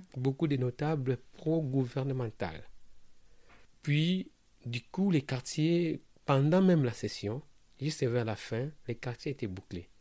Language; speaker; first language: French; non-native, local second language; Lingala